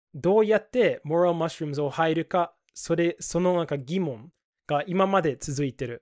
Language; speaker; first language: Japanese; non-native, fluent; English